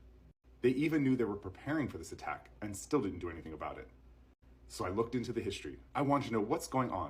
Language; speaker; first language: English; native; English